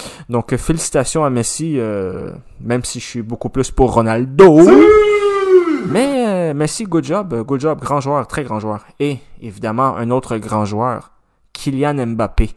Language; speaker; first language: French; native; French